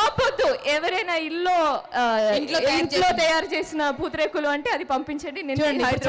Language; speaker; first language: Telugu; non-native, fluent; Malayalam